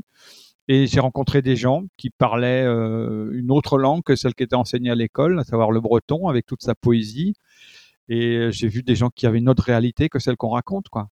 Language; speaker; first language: French; native; French